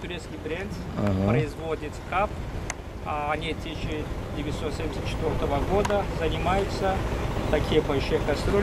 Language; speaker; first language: Russian; non-native, fluent; Turkish